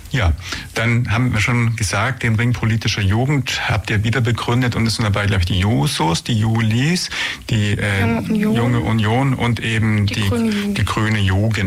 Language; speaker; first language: German; native; German